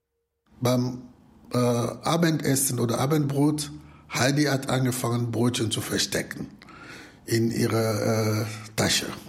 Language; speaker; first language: German; non-native, fluent; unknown